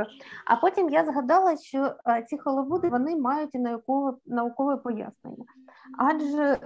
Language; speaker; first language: Ukrainian; native; Ukrainian